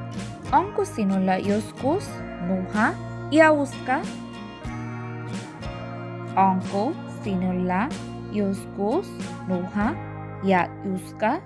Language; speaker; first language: Finnish; non-native, learner; Bangla